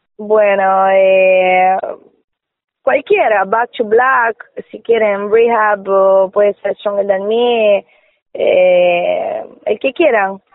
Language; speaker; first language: Spanish; non-native, fluent; Portuguese